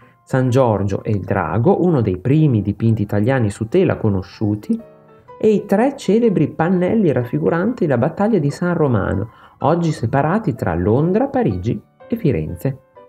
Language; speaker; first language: Italian; native; Italian